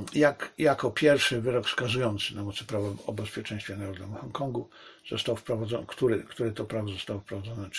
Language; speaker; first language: Polish; native; Polish